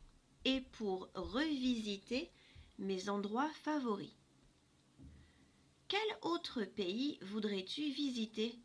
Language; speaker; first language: French; non-native, fluent; English